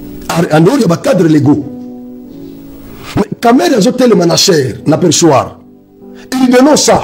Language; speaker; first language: French; non-native, local second language; Lingala